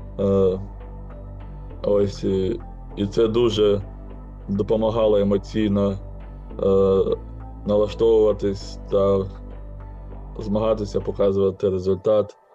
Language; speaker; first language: Ukrainian; non-native, local second language; Russian